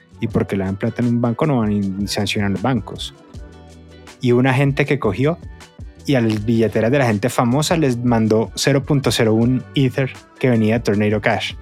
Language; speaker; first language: Spanish; native; Spanish